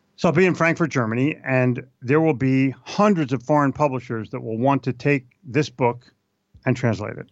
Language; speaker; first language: English; native; English